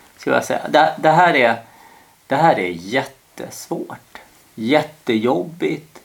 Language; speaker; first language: Swedish; early bilingual, other home language; Korean